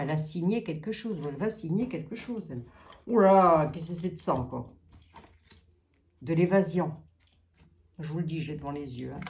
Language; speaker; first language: French; native; French